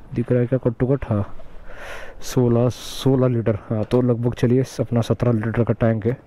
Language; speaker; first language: Hindi; non-native, local second language; Telugu